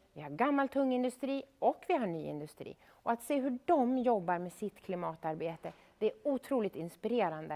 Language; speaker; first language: Swedish; native; Swedish